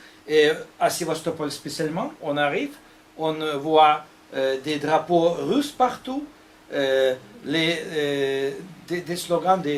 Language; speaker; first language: French; non-native, fluent; Russian